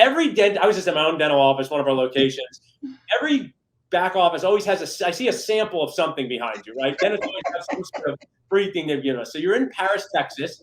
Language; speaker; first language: English; native; English